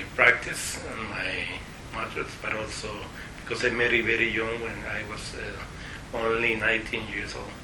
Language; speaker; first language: English; non-native, fluent; Spanish